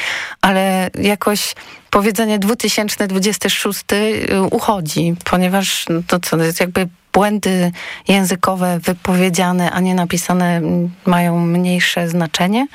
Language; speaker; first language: Polish; native; Polish